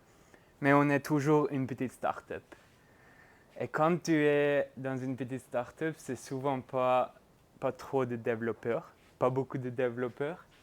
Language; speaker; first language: French; non-native, fluent; Norwegian